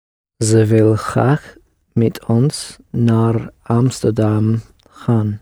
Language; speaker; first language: Dutch; non-native, learner; English